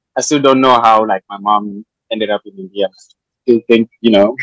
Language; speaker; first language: English; non-native, local second language; Shona